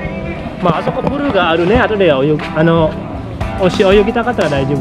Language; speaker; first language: Japanese; non-native, fluent; Indonesian